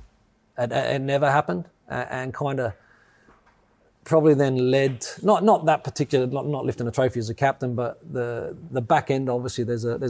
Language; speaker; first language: English; native; English